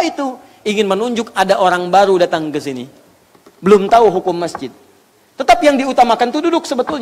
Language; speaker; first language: Indonesian; native; Indonesian